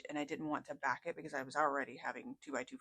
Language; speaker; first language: English; native; English